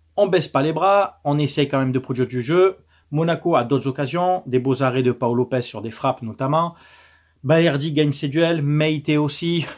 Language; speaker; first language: French; native; French